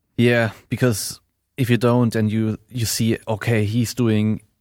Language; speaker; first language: English; non-native, fluent; German